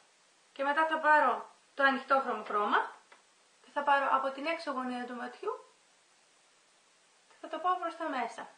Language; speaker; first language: Greek; native; Greek